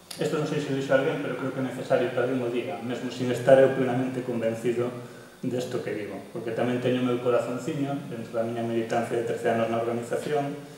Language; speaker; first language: Galician; native; Galician